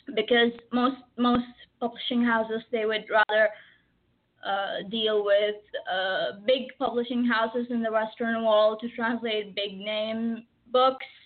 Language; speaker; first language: English; early bilingual, other home language; Arabic